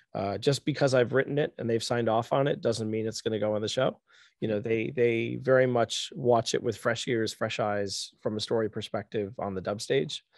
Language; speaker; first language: English; native; English